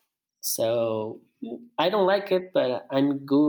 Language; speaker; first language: English; non-native, learner; Spanish